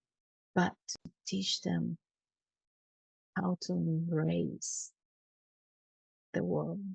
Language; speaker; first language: English; non-native, fluent; Spanish